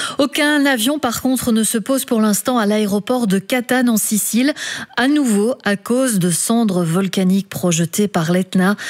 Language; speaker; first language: French; native; French